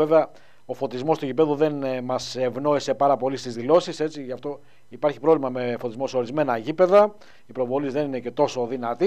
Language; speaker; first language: Greek; native; Greek